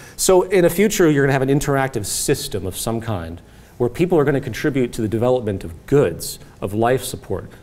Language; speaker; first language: English; native; English